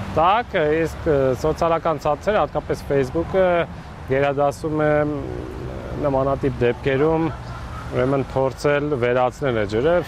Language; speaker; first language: Armenian; native; Armenian